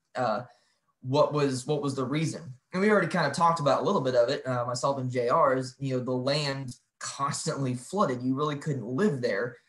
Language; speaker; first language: English; native; English